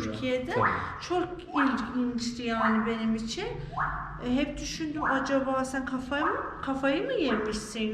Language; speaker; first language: Turkish; non-native, fluent; Persian